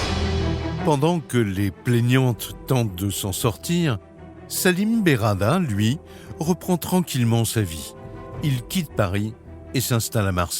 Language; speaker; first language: French; native; French